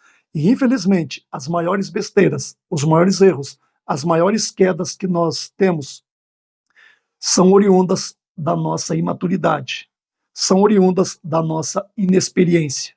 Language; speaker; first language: Portuguese; native; Portuguese